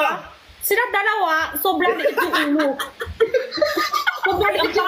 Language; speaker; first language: Filipino; non-native, learner; Chinese